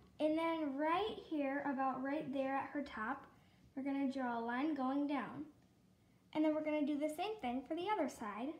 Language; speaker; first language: English; native; English